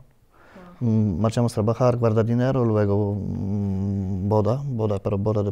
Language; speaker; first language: Spanish; non-native, learner; Polish